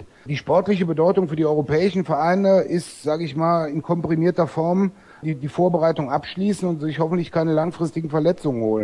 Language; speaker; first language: German; native; German